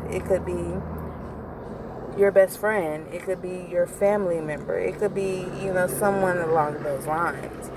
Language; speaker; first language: English; native; English